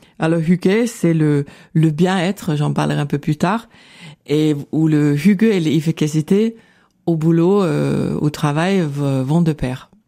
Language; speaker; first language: French; non-native, fluent; Danish